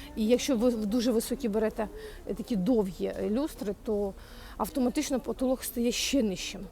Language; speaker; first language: Ukrainian; native; Ukrainian